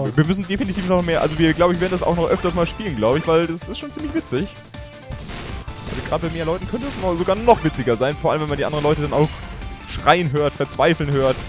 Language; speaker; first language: German; native; German